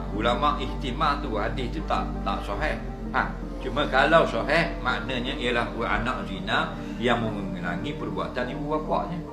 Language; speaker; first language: Malay; native; Malay